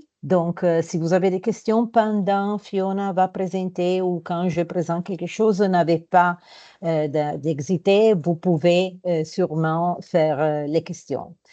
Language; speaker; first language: French; non-native, fluent; Italian